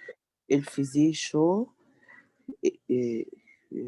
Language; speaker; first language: French; non-native, learner; Arabic